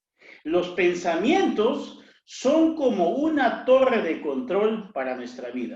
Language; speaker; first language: Spanish; native; Spanish